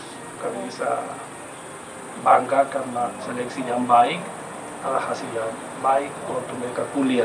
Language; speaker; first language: Indonesian; non-native, fluent; Spanish